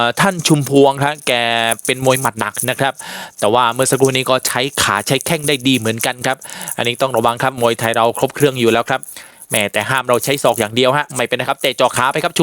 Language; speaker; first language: Thai; native; Thai